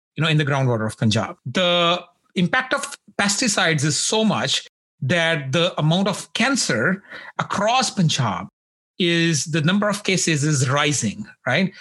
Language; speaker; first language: English; non-native, local second language; Punjabi